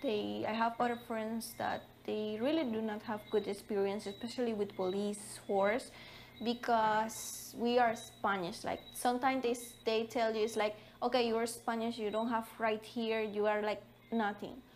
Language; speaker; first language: English; non-native, learner; Spanish